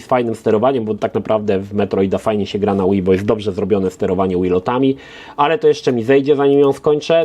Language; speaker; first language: Polish; native; Polish